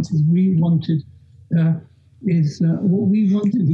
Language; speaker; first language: English; native; English